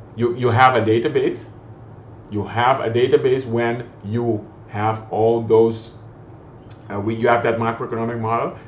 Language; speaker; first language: English; non-native, fluent; Papiamento